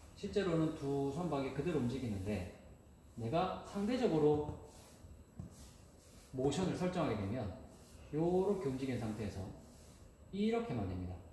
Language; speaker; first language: Korean; native; Korean